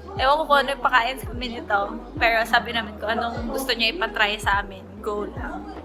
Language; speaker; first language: Filipino; native; Filipino